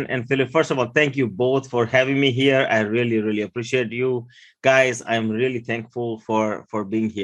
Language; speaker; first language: English; early bilingual, other home language; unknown